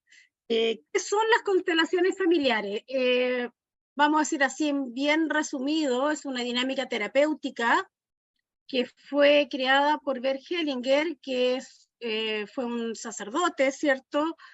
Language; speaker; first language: Spanish; native; Spanish